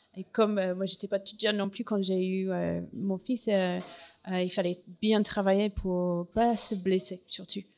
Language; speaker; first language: French; non-native, fluent; English